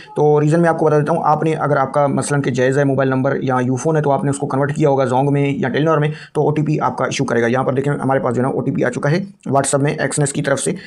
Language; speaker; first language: Urdu; non-native, local second language; Punjabi